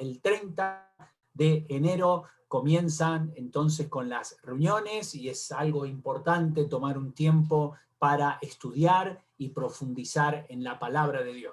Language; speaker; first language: Spanish; native; Spanish